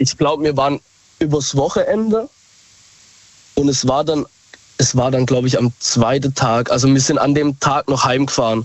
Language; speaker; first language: German; native; German